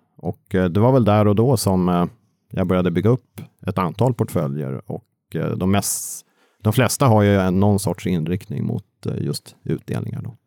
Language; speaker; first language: Swedish; native; Swedish